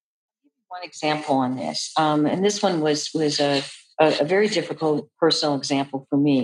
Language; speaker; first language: English; native; English